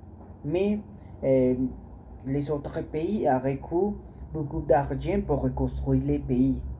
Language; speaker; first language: French; non-native, learner; Spanish